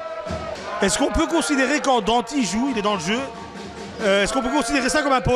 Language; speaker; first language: French; native; French